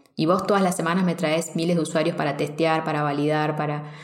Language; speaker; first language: Spanish; native; Spanish